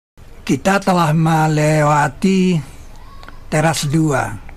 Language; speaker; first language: Indonesian; native; Indonesian